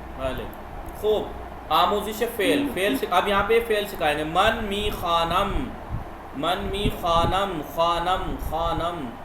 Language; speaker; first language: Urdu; native; Urdu